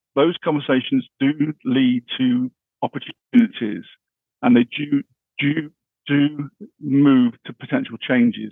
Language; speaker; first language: English; native; English